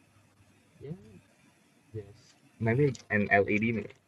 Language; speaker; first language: English; non-native, learner; Indonesian